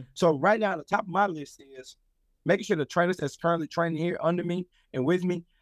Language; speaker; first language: English; native; English